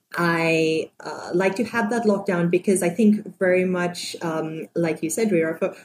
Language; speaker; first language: English; non-native, local second language; Sinhala